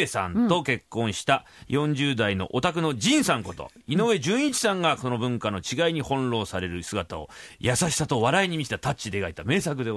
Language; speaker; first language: Japanese; native; Japanese